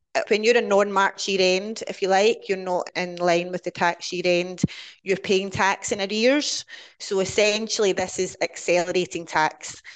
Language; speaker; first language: English; native; English